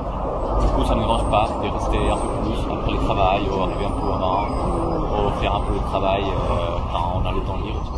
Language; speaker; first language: French; non-native, fluent; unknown